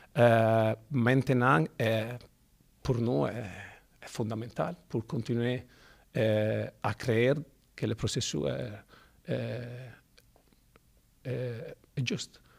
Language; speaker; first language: French; non-native, fluent; Italian